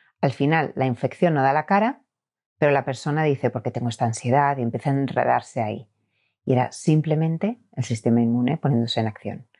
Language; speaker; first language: Spanish; native; Spanish